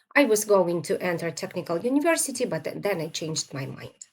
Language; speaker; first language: English; non-native, fluent; Ukrainian